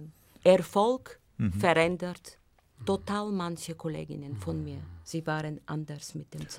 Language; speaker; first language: German; non-native, fluent; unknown